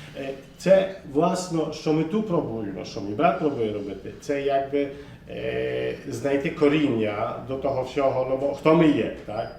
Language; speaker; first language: Ukrainian; early bilingual, heritage; Ukrainian